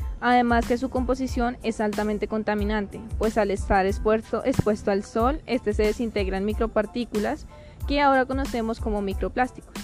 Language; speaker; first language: Spanish; native; Spanish